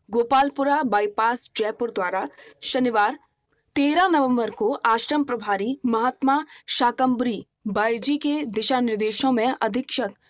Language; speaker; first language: Hindi; native; Hindi